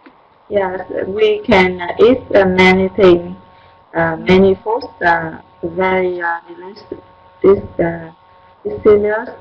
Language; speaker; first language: English; non-native, learner; Vietnamese